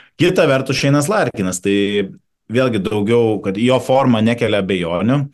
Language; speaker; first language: Lithuanian; native; Lithuanian